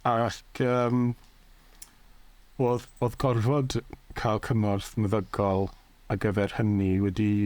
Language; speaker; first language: Welsh; native; Welsh